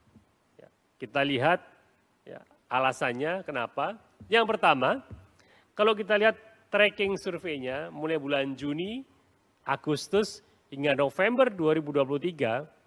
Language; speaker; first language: Indonesian; native; Indonesian